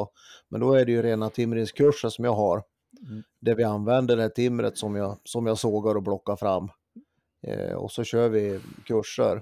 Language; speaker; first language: Swedish; native; Swedish